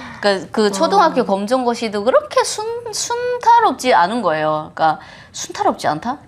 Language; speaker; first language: Korean; native; Korean